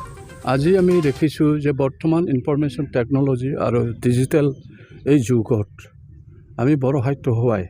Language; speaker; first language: Assamese; non-native, local second language; Bodo